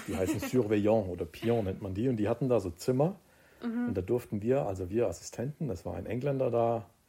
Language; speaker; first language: German; early bilingual, other home language; Croatian